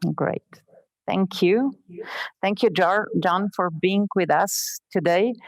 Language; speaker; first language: English; non-native, fluent; Slovenian